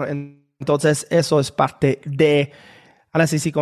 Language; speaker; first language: Spanish; non-native, fluent; French